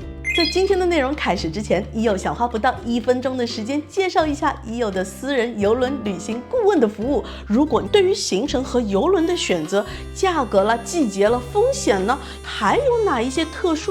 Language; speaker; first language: Chinese; native; Chinese